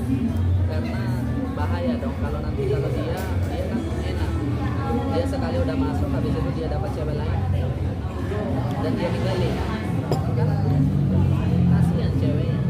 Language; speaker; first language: Indonesian; non-native, fluent; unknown